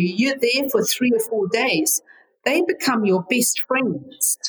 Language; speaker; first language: English; native; English